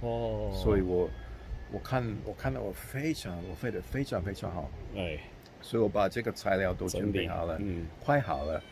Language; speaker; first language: Chinese; non-native, fluent; English